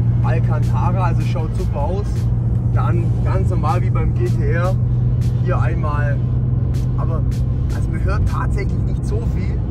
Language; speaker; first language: German; native; German